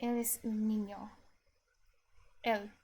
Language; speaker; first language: Spanish; non-native, learner; English